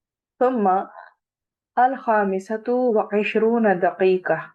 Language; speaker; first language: Arabic; non-native, fluent; Urdu